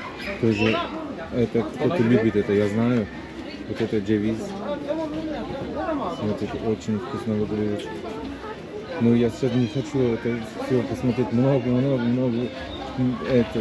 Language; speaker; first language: Russian; non-native, learner; Turkish